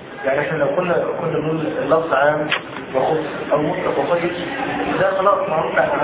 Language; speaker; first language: Arabic; native; Arabic